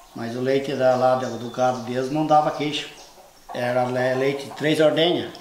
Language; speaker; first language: Portuguese; native; Portuguese